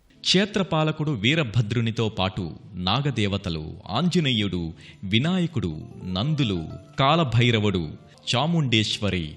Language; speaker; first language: Telugu; native; Telugu